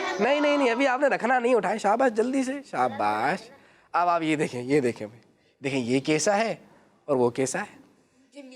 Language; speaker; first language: Urdu; native; Urdu